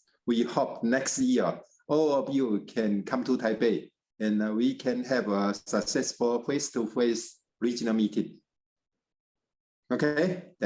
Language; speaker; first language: English; non-native, fluent; Chinese